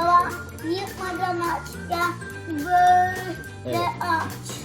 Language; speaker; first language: Turkish; early bilingual, heritage; Turkish